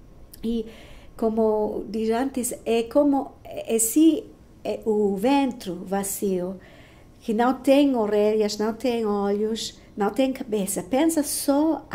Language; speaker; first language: Portuguese; non-native, fluent; Spanish